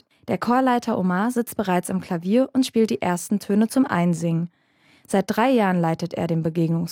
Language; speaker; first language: German; native; German